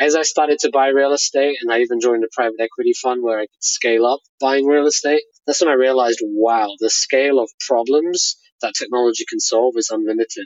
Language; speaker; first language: English; native; English